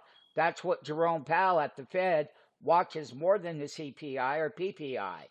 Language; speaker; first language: English; native; English